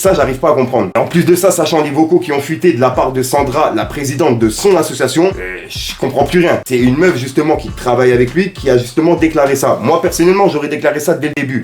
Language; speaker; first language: French; native; French